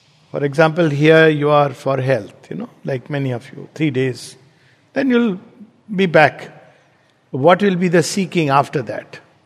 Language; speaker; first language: English; non-native, local second language; Hindi